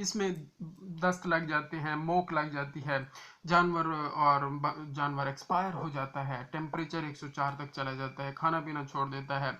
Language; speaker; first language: Urdu; non-native, local second language; Punjabi